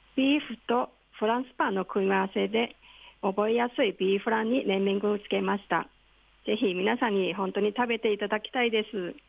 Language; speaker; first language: Japanese; non-native, fluent; Cantonese